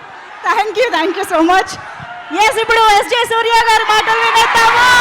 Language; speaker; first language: Telugu; native; Telugu